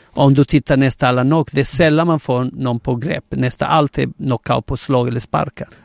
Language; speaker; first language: Swedish; non-native, fluent; Spanish